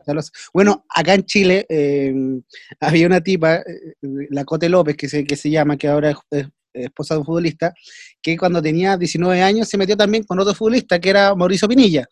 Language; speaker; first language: Spanish; native; Spanish